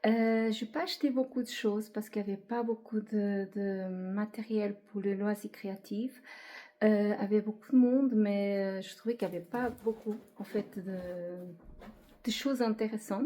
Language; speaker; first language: French; non-native, fluent; Portuguese